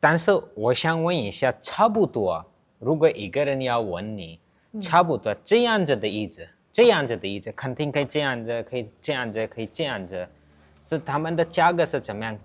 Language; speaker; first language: Chinese; non-native, learner; Hindi